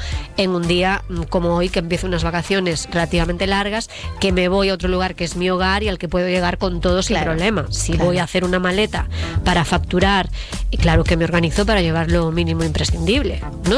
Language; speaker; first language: Spanish; native; Spanish